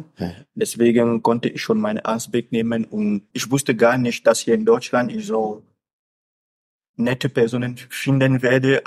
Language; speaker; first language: German; non-native, fluent; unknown